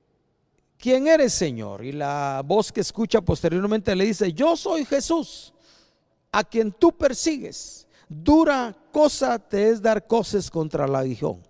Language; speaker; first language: Spanish; native; Spanish